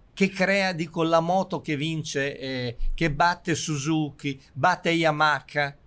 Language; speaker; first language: Italian; native; Italian